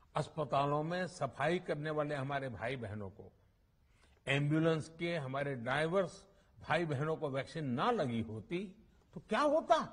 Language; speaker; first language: Hindi; non-native, local second language; Gujarati